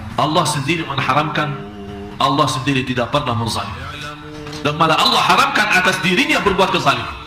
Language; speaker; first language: Malay; non-native, fluent; Arabic